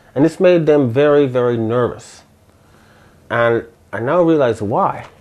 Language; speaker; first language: English; native; English